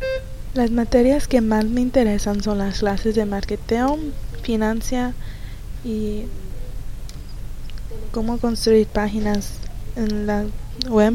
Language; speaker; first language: Spanish; early bilingual, heritage; Spanish